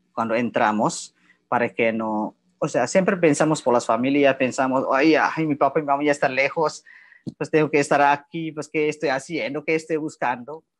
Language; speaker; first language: Spanish; non-native, learner; Indonesian